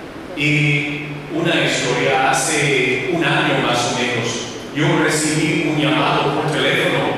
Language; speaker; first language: Spanish; non-native, learner; English